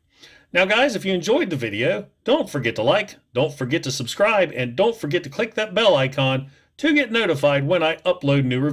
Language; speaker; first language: English; native; English